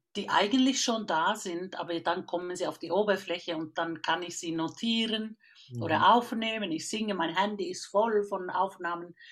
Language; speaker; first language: German; non-native, fluent; Finnish